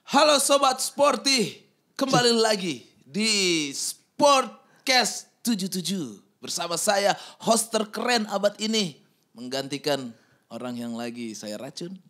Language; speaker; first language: Indonesian; native; Indonesian